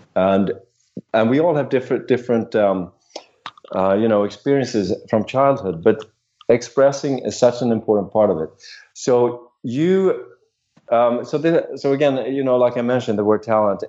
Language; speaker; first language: English; non-native, fluent; Swedish